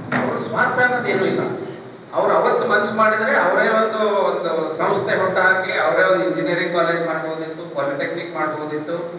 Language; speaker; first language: Kannada; native; Kannada